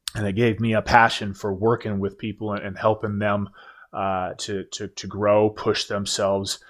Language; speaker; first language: English; native; English